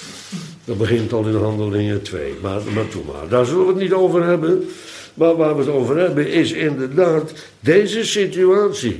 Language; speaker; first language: Dutch; native; Dutch